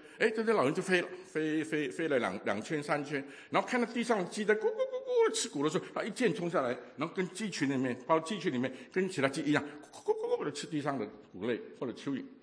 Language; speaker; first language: Chinese; non-native, local second language; Cantonese